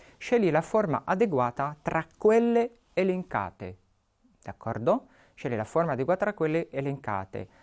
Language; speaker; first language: Italian; non-native, fluent; Arabic